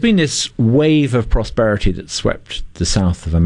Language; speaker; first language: English; native; English